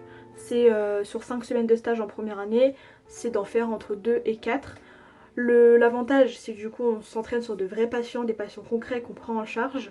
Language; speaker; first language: French; native; French